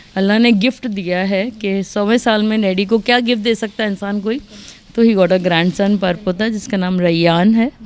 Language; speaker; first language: Hindi; native; Hindi